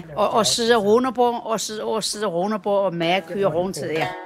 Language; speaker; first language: Danish; non-native, learner; Chinese